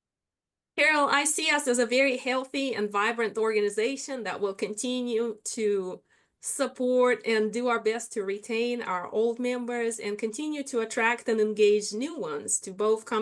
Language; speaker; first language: English; non-native, fluent; Russian